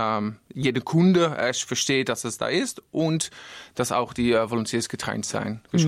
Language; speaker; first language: German; non-native, learner; Dutch